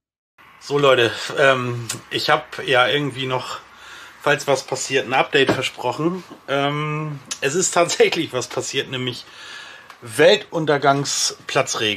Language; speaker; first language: German; native; German